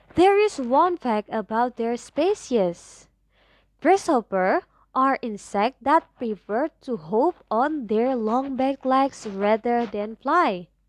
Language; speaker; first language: English; non-native, fluent; Indonesian